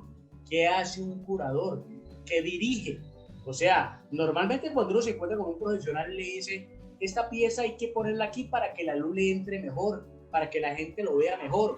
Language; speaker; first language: Spanish; native; Spanish